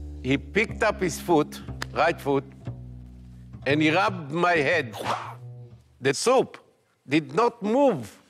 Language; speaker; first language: English; non-native, fluent; Hebrew